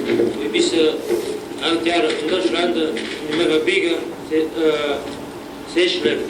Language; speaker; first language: German; non-native, learner; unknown